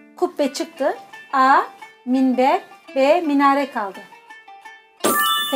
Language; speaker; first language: Turkish; native; Turkish